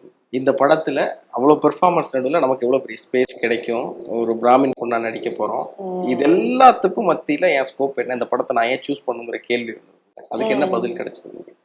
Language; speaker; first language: Tamil; native; Tamil